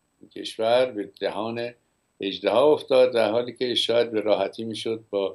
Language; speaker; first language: Persian; native; Persian